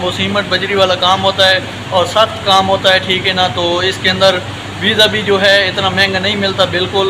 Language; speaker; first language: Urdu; non-native, local second language; Punjabi